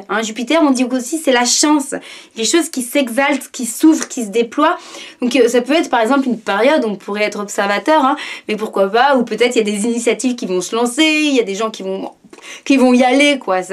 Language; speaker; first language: French; native; French